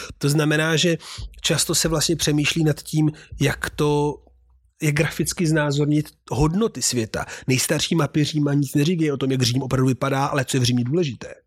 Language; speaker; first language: Czech; non-native, fluent; Italian